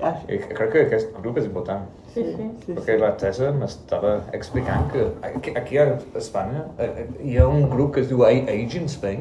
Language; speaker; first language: Catalan; non-native, learner; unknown